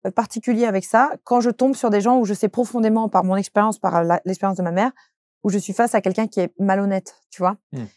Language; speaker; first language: French; native; French